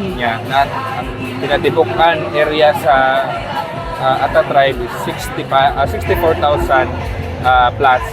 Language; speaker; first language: Cebuano; non-native, local second language; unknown